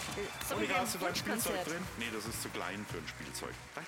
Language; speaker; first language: German; native; German